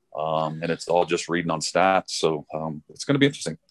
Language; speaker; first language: English; native; English